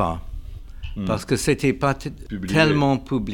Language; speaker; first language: French; non-native, fluent; English